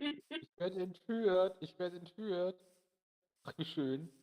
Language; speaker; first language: German; native; German